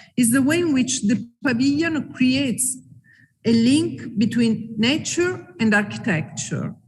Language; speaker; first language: English; non-native, fluent; Italian